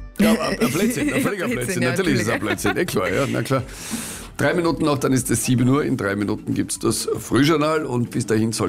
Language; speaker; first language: German; native; German